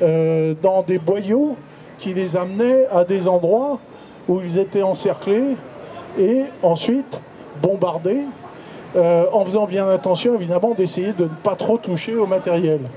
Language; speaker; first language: French; native; French